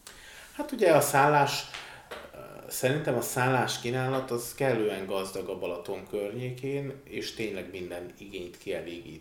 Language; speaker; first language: Hungarian; native; Hungarian